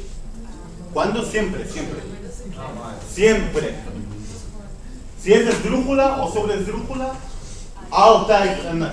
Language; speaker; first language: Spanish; non-native, fluent; Dutch